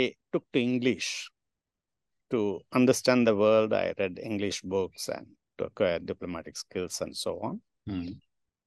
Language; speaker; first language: English; non-native, local second language; Tamil